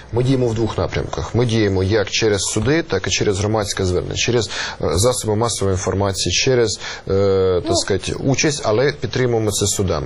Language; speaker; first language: Ukrainian; native; Ukrainian